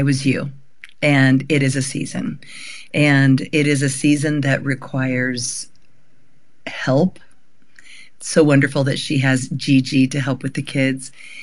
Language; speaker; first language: English; native; English